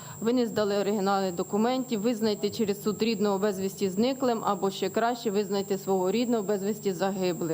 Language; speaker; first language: Ukrainian; native; Ukrainian